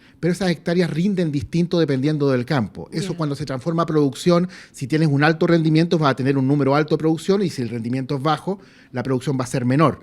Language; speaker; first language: Spanish; native; Spanish